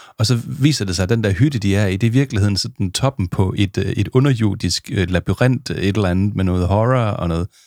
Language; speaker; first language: Danish; native; Danish